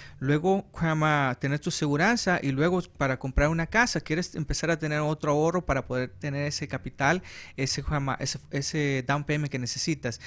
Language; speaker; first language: Spanish; native; Spanish